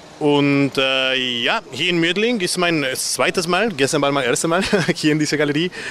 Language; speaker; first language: German; non-native, learner; Spanish